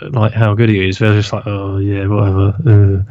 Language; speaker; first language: English; native; English